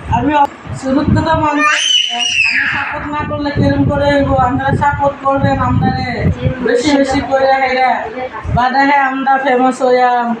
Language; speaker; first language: Bangla; non-native, local second language; Assamese